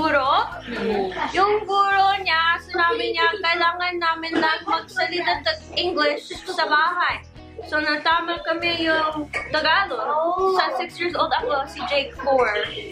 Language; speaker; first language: Filipino; early bilingual, heritage; English